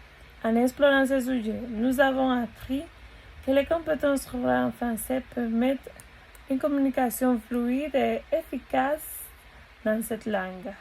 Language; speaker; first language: French; non-native, learner; Spanish